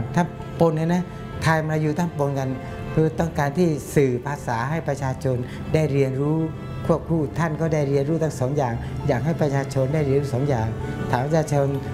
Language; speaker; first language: Thai; non-native, local second language; Malay